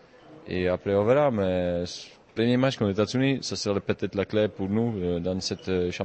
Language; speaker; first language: French; non-native, fluent; Czech